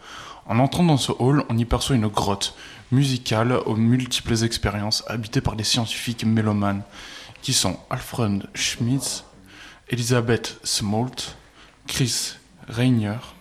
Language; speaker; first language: French; native; French